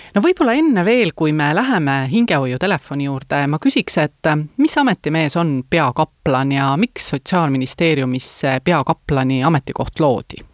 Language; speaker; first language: Estonian; native; Estonian